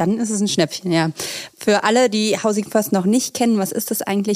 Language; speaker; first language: German; native; German